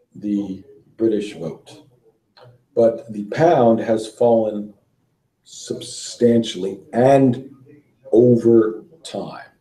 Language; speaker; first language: English; native; English